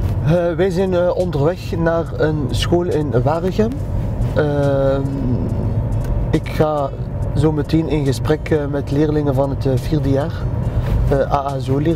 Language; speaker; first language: Dutch; early bilingual, other home language; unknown